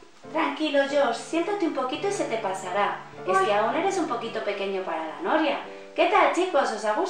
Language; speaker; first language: Spanish; native; Spanish